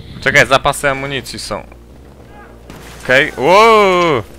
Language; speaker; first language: Polish; native; Polish